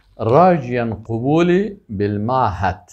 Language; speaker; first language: Arabic; non-native, fluent; Persian